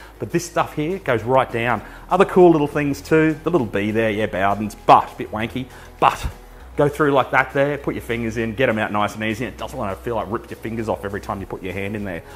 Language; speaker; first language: English; native; English